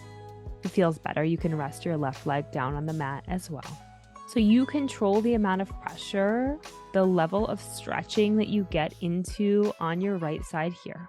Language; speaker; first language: English; native; English